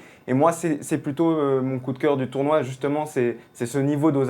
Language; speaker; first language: French; native; French